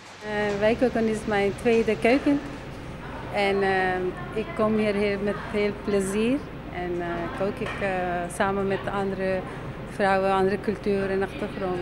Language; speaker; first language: Dutch; non-native, learner; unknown